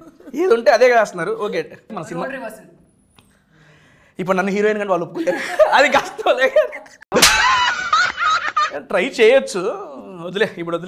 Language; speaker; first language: Telugu; native; Telugu